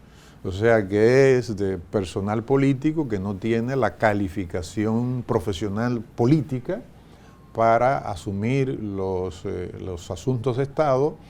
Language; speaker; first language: Spanish; native; Spanish